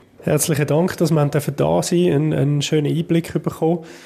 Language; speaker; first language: German; native; German